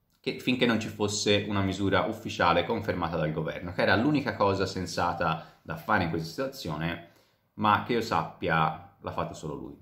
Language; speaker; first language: Italian; native; Italian